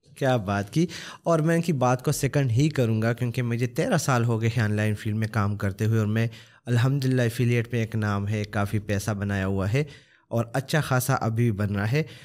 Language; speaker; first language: Urdu; non-native, local second language; Pashto